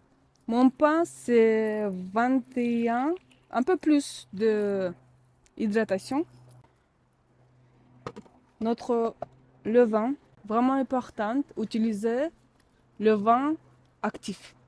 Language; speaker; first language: French; non-native, learner; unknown